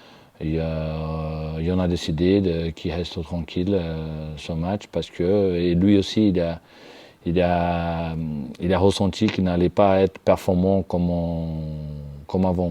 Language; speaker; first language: French; non-native, fluent; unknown